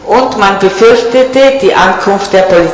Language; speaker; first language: German; non-native, fluent; Italian